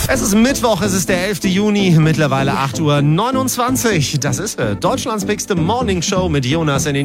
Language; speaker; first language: German; native; German